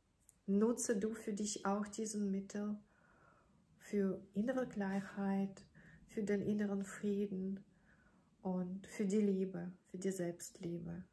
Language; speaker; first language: German; non-native, fluent; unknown